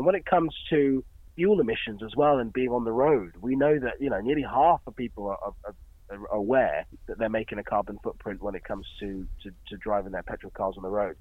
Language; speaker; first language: English; native; English